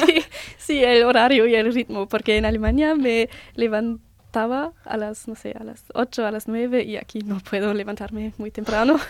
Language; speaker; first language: Spanish; non-native, learner; German